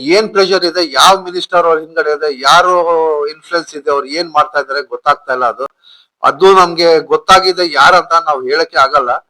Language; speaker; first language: Kannada; non-native, local second language; Urdu